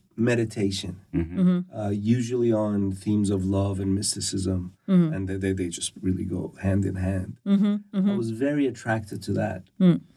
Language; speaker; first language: English; early bilingual, other home language; Persian